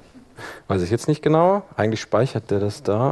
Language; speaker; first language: German; native; German